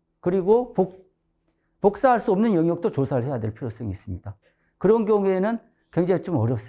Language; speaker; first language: Korean; native; Korean